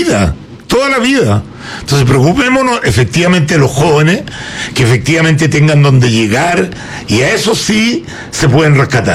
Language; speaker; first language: Spanish; native; Spanish